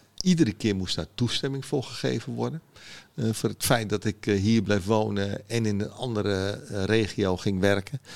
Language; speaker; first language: Dutch; early bilingual, other home language; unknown